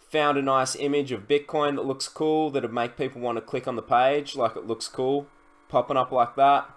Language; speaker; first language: English; native; English